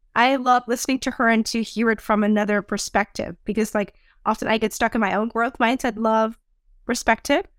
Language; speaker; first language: English; non-native, fluent; Dutch